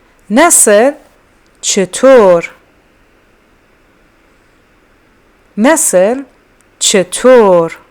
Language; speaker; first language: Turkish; non-native, fluent; Persian